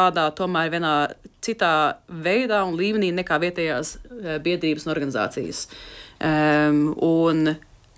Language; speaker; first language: Latvian; early bilingual, heritage; Latvian